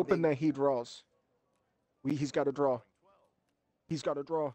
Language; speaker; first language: English; native; English